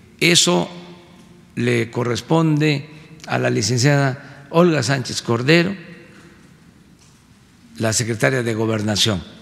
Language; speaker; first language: Spanish; native; Spanish